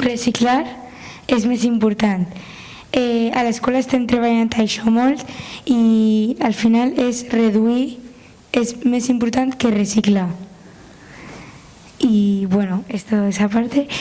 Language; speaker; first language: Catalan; non-native, local second language; Spanish